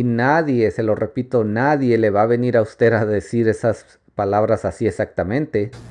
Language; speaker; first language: Spanish; native; Spanish